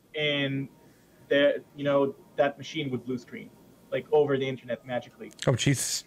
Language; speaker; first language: English; non-native, fluent; Hebrew